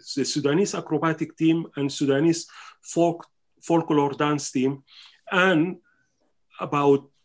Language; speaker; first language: English; non-native, fluent; Arabic